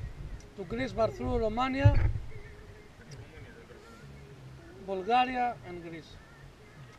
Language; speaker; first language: English; non-native, learner; Greek